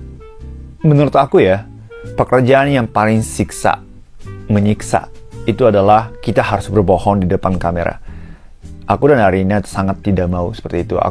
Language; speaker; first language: Indonesian; non-native, fluent; Japanese